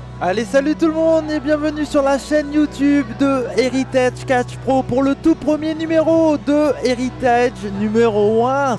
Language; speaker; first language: French; native; French